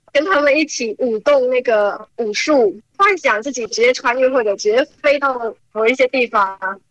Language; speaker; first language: Chinese; early bilingual, heritage; Chinese